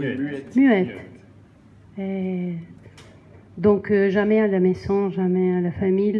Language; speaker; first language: French; non-native, learner; Spanish